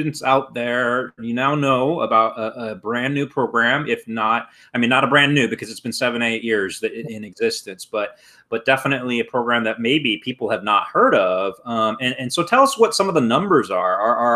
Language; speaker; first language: English; native; English